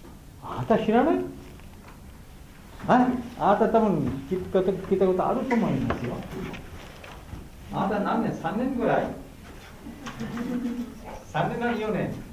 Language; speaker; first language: Japanese; non-native, learner; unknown